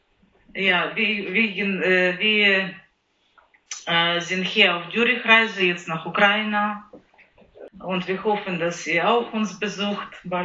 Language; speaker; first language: German; non-native, learner; Ukrainian